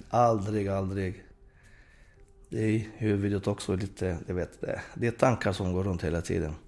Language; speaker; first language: Swedish; non-native, fluent; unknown